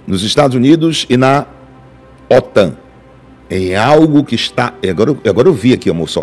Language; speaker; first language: Portuguese; native; Portuguese